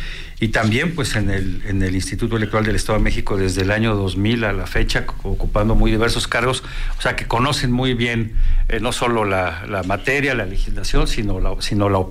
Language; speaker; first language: Spanish; native; Spanish